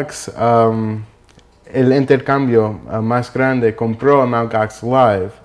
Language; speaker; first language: Spanish; early bilingual, heritage; Spanish